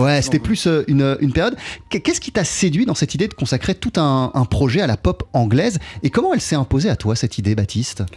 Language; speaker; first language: French; native; French